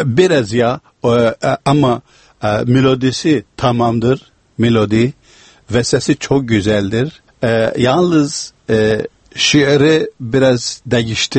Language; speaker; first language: Turkish; non-native, learner; Uzbek